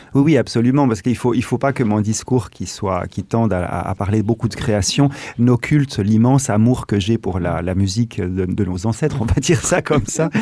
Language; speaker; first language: French; native; French